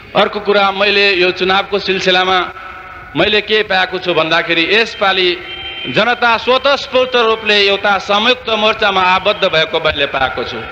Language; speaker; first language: Nepali; non-native, local second language; Newari